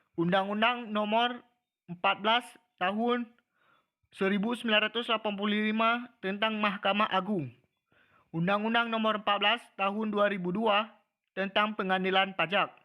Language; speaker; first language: Malay; native; Malay